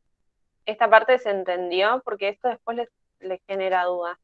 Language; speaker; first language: Spanish; native; Spanish